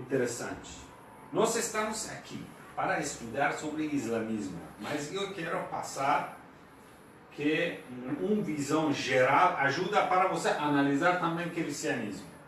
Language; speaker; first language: Portuguese; non-native, fluent; Persian